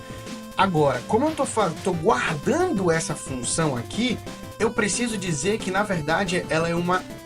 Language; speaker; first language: Portuguese; native; Portuguese